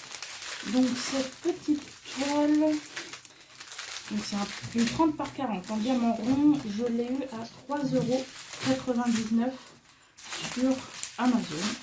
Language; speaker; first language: French; native; French